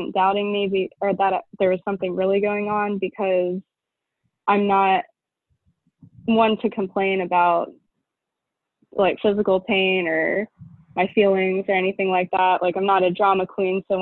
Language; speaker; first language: English; native; English